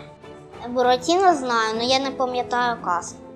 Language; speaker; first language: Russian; non-native, local second language; Ukrainian